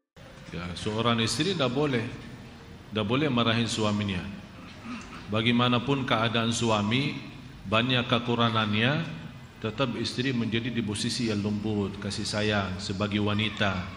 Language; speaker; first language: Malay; non-native, fluent; Arabic